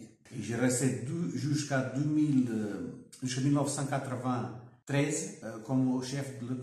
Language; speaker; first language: French; non-native, fluent; Portuguese